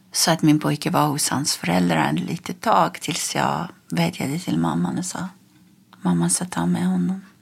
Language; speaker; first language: Swedish; non-native, fluent; Persian